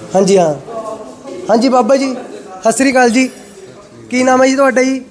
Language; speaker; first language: Punjabi; native; Punjabi